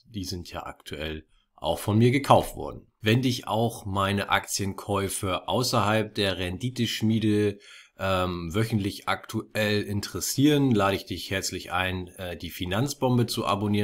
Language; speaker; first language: German; native; German